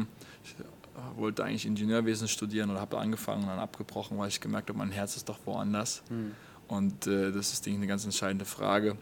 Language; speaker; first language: German; native; German